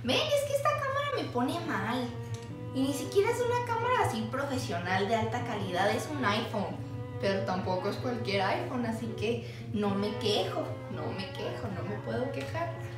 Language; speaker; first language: Spanish; early bilingual, heritage; Spanish